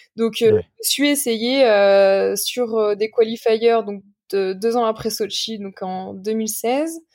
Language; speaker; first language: French; native; French